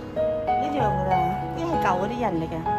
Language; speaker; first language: Cantonese; non-native, learner; Thai